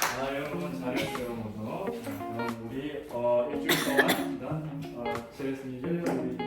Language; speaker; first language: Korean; non-native, fluent; Russian